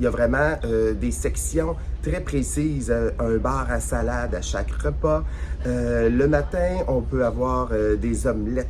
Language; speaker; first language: French; native; French